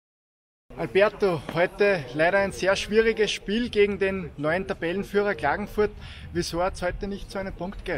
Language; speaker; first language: German; native; German